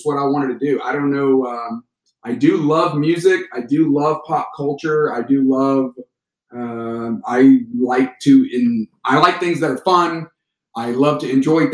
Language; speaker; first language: English; native; English